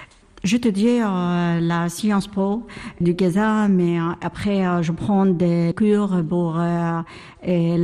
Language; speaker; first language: French; non-native, learner; Arabic